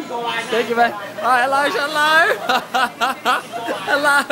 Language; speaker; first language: English; native; English